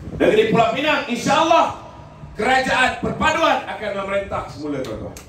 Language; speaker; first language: Malay; native; Malay